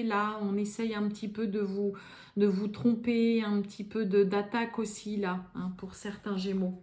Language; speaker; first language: French; native; French